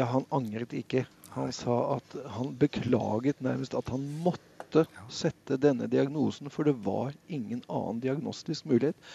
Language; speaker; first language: Norwegian; native; Norwegian